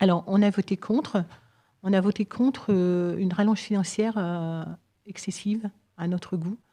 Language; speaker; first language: French; native; French